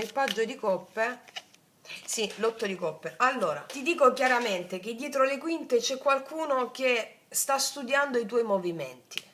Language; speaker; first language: Italian; native; Italian